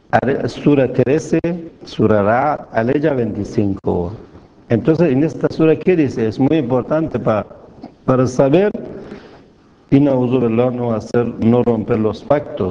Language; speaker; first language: Spanish; non-native, fluent; Persian